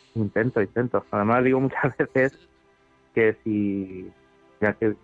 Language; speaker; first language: Spanish; native; Spanish